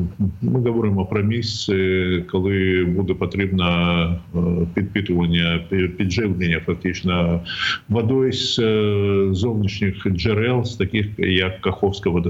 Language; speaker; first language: Ukrainian; native; Ukrainian